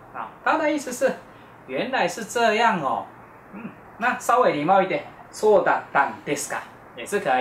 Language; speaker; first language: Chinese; non-native, fluent; Japanese